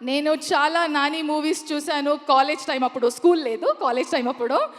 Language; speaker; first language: Telugu; non-native, learner; Kannada